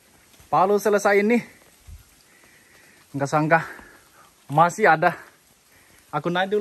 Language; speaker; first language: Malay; non-native, fluent; Chinese